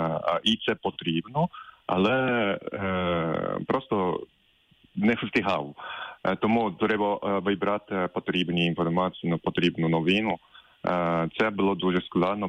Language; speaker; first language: Ukrainian; non-native, fluent; Japanese